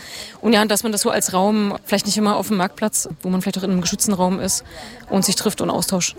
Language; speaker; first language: German; native; German